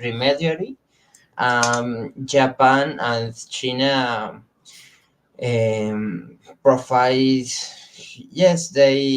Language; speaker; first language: English; non-native, learner; Spanish